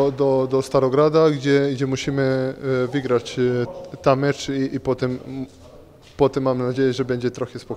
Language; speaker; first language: Polish; non-native, fluent; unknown